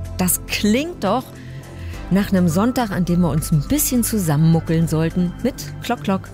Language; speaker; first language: German; native; German